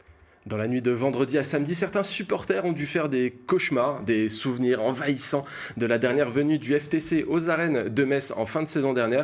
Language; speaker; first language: French; native; French